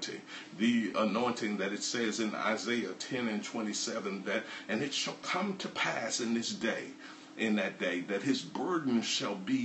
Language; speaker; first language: English; native; English